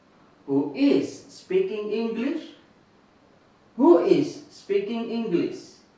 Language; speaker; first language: English; non-native, fluent; Indonesian